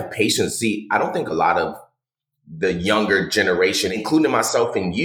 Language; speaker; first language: English; native; English